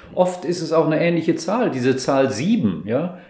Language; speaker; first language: German; native; German